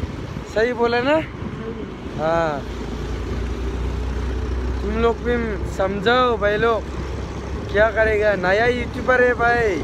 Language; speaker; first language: Hindi; non-native, local second language; Garo